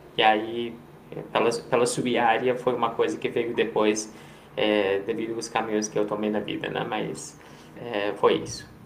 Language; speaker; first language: Portuguese; non-native, fluent; Persian